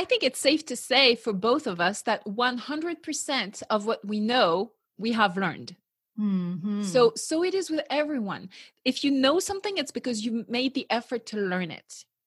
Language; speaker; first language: English; non-native, fluent; French